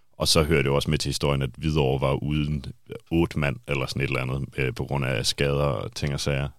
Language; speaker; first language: Danish; native; Danish